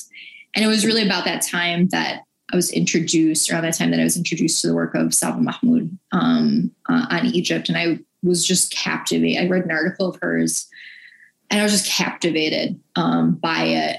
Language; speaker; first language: English; native; English